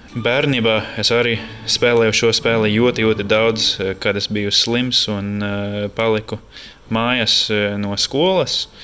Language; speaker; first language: Latvian; non-native, fluent; English